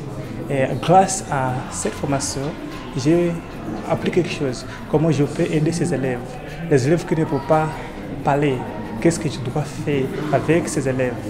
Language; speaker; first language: French; non-native, fluent; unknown